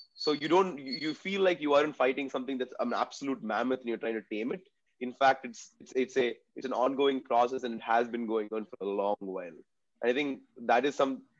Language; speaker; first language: English; non-native, local second language; Tamil